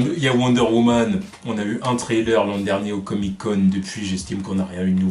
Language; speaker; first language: French; native; French